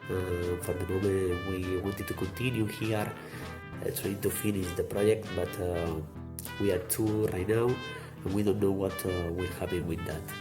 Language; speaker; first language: English; non-native, learner; Spanish